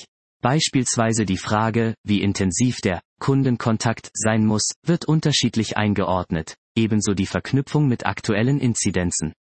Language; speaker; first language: German; native; German